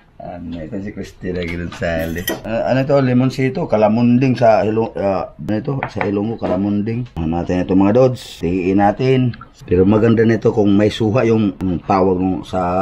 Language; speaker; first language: Filipino; non-native, local second language; Cebuano